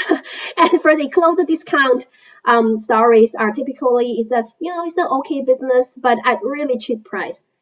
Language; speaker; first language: English; non-native, fluent; Chinese